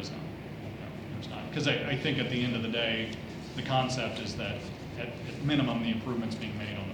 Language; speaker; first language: English; native; English